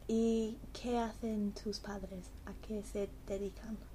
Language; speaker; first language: Spanish; non-native, learner; English